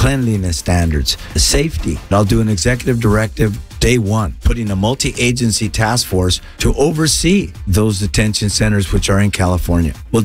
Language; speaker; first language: Spanish; non-native, fluent; English